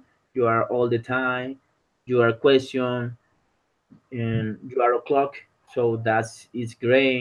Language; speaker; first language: English; non-native, learner; Spanish